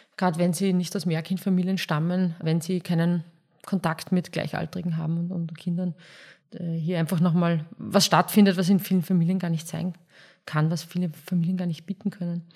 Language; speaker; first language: German; native; German